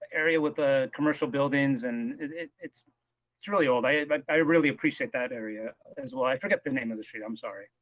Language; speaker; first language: English; native; English